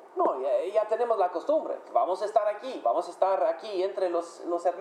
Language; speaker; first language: Spanish; non-native, fluent; English